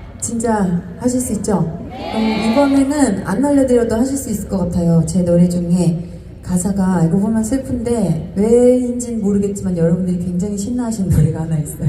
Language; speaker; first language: Korean; native; Korean